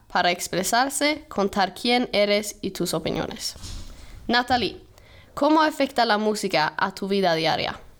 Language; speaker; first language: Spanish; non-native, fluent; Swedish